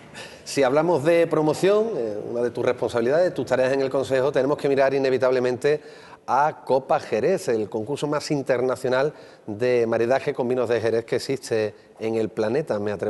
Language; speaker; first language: Spanish; native; Spanish